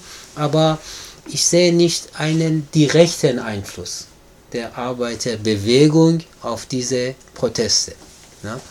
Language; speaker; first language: German; non-native, fluent; Persian